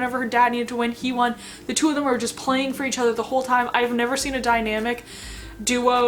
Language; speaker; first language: English; native; English